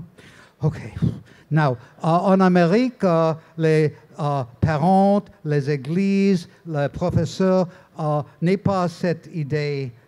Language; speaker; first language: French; non-native, learner; English